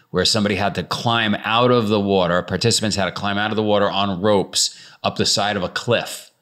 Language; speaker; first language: English; native; English